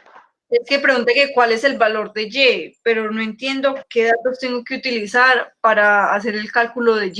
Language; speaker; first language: Spanish; native; Spanish